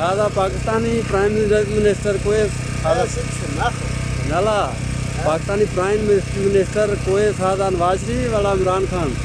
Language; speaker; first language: Arabic; non-native, learner; Punjabi